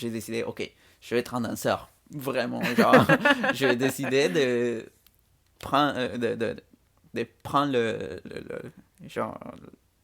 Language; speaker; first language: French; non-native, fluent; Spanish